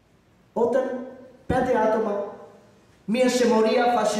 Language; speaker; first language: Greek; non-native, learner; Urdu